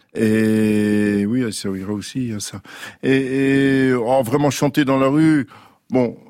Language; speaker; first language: French; early bilingual, other home language; Dutch